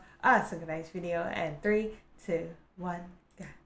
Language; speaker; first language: English; native; English